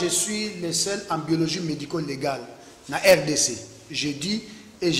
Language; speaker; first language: French; non-native, local second language; Lingala